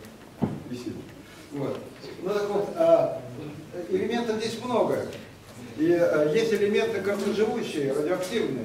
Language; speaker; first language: Russian; native; Russian